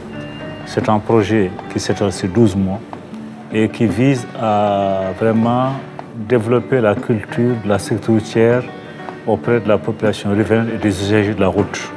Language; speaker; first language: French; native; French